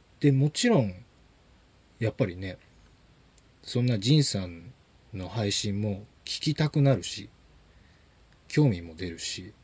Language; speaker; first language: Japanese; native; Japanese